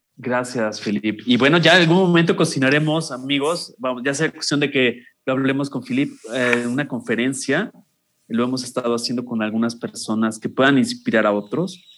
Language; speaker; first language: Spanish; native; Spanish